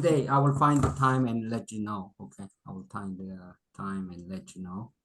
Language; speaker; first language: English; non-native, local second language; Korean